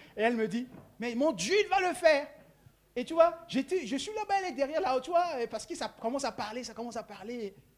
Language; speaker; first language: French; non-native, local second language; Sango